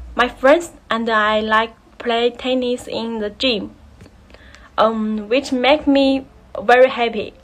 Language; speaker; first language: English; non-native, learner; Chinese